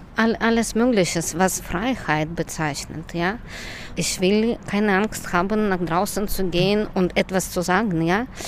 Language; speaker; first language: German; non-native, fluent; Russian